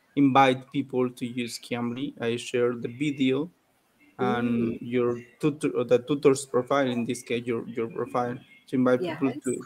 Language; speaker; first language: English; non-native, learner; Spanish